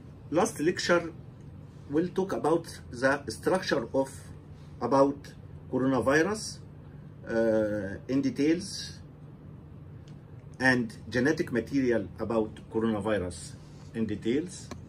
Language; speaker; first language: English; non-native, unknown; Arabic